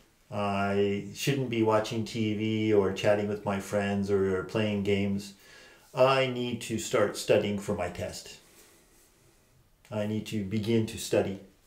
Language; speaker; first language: English; native; English